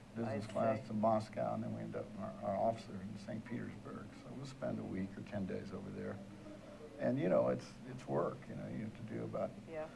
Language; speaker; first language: English; native; English